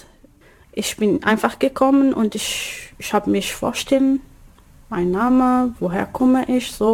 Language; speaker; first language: German; non-native, learner; Arabic